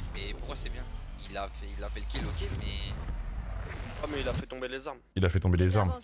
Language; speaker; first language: French; native; French